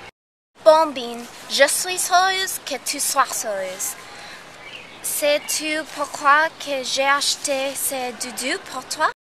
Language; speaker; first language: French; non-native, learner; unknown